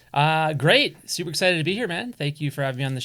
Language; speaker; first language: English; native; English